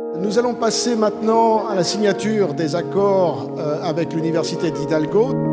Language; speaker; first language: French; native; French